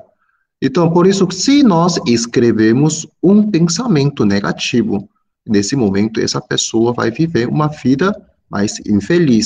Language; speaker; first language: Portuguese; non-native, fluent; Korean